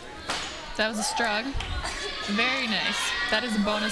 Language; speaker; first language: English; native; English